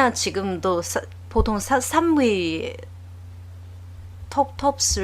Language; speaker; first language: Korean; non-native, learner; Chinese